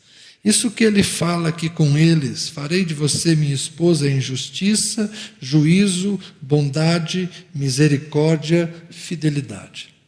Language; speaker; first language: Portuguese; native; Portuguese